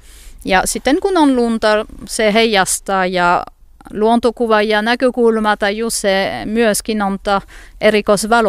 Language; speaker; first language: Finnish; non-native, learner; French